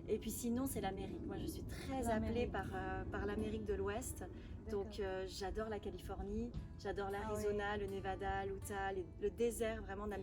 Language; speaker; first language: French; native; French